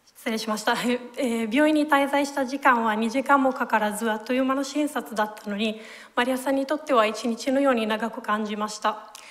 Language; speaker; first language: Japanese; non-native, fluent; Italian